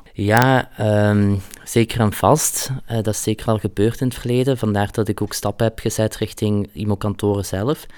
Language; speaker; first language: Dutch; native; Dutch